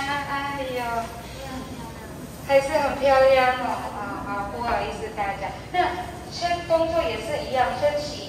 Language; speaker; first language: Chinese; non-native, learner; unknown